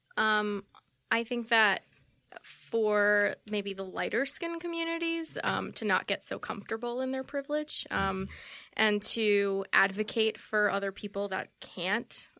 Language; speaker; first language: English; early bilingual, other home language; Spanish